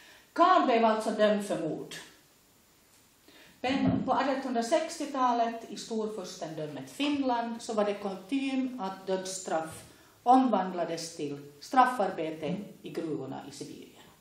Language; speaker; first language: Swedish; native; Swedish